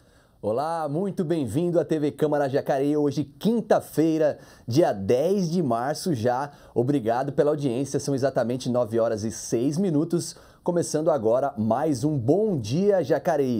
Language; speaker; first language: Portuguese; native; Portuguese